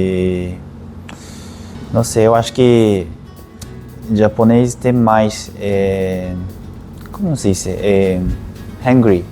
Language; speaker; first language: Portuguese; non-native, learner; Japanese